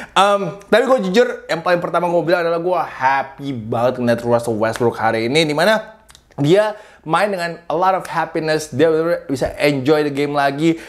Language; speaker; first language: Indonesian; native; Indonesian